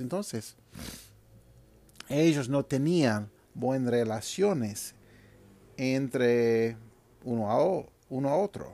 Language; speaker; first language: Spanish; non-native, fluent; English